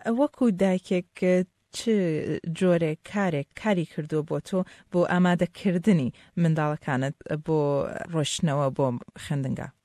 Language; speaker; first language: Central Kurdish; native; Central Kurdish